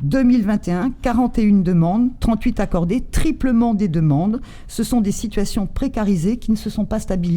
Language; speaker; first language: French; native; French